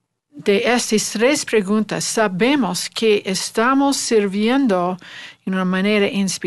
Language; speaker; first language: Spanish; non-native, learner; English